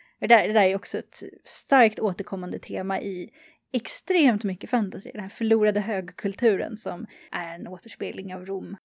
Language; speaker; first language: Swedish; native; Swedish